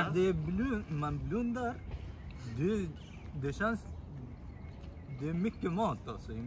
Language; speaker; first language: Swedish; early bilingual, other home language; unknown